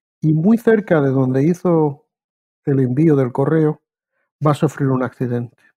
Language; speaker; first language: Spanish; native; Spanish